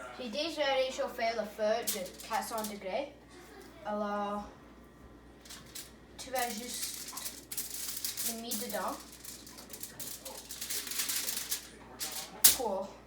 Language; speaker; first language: French; non-native, learner; English